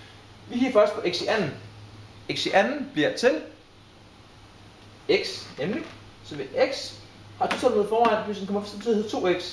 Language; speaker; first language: Danish; native; Danish